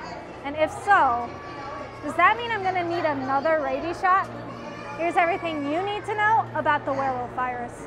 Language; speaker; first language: English; native; English